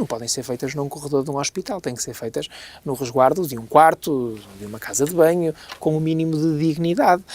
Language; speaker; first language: Portuguese; native; Portuguese